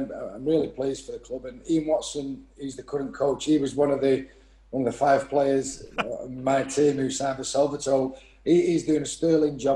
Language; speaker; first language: English; native; English